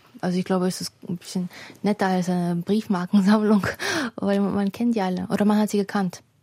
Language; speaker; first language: German; non-native, fluent; Russian